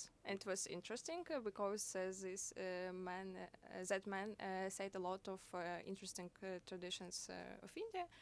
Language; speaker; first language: English; non-native, fluent; Ukrainian